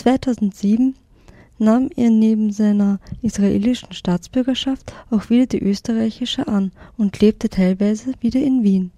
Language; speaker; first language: German; native; German